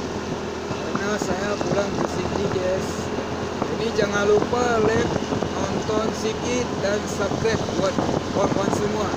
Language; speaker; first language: Indonesian; non-native, local second language; Achinese